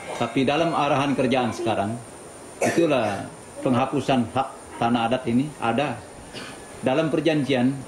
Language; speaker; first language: Malay; non-native, local second language; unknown